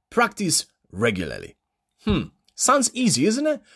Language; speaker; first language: English; non-native, fluent; Polish